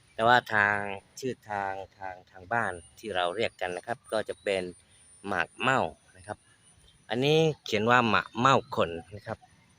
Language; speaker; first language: Thai; non-native, local second language; Malay